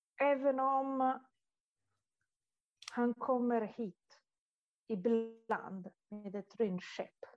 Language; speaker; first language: Swedish; non-native, fluent; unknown